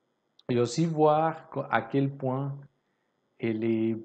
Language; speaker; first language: French; non-native, fluent; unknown